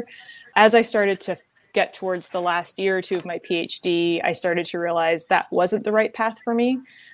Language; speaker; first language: English; native; English